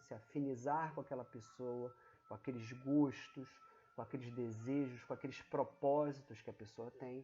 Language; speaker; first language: Portuguese; native; Portuguese